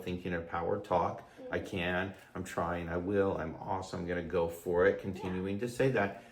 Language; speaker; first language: English; native; English